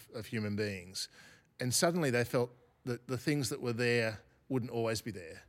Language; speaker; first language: English; native; English